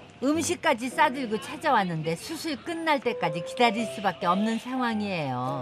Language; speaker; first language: Korean; native; Korean